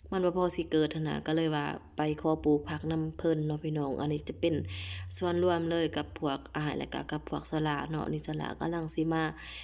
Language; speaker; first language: Lao; non-native, local second language; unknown